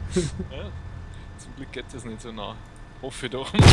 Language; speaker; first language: German; native; German